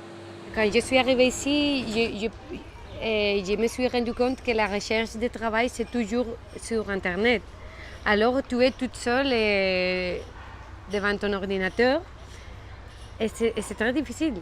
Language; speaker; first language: French; non-native, fluent; Spanish